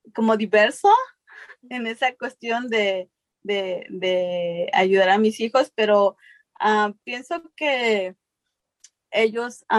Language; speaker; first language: Spanish; native; Spanish